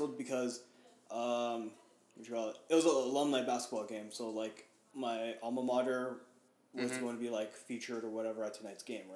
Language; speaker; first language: English; early bilingual, other home language; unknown